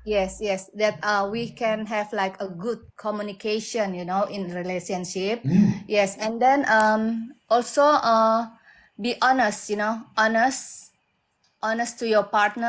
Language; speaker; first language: English; non-native, learner; Indonesian